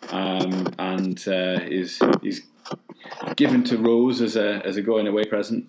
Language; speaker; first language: English; native; English